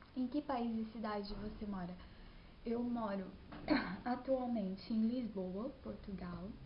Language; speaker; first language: Portuguese; native; Portuguese